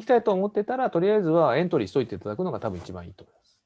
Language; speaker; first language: Japanese; native; Japanese